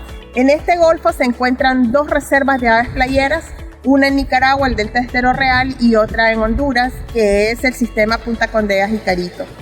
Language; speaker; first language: Spanish; native; Spanish